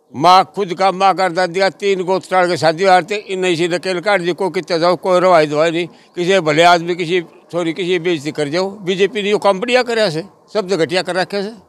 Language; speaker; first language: Hindi; native; Hindi